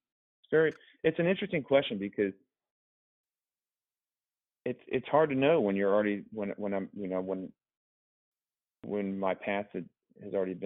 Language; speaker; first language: English; native; English